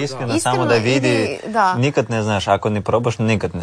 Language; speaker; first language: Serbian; non-native, learner; Russian